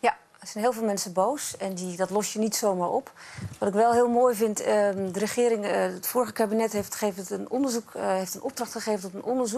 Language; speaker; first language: Dutch; native; Dutch